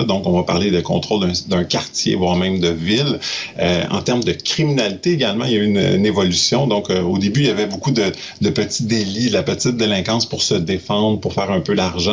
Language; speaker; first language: French; native; French